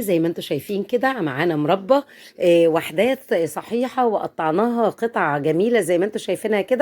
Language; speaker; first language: Arabic; native; Arabic